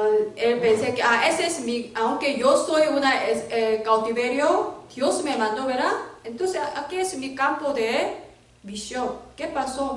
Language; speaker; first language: Spanish; non-native, learner; Korean